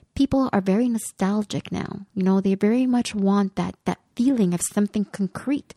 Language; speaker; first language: English; early bilingual, other home language; Spanish